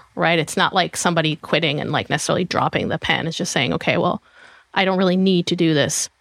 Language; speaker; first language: English; non-native, fluent; Hebrew